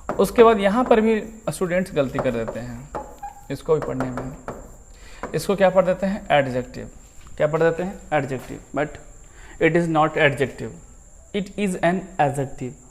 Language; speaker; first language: Hindi; native; Hindi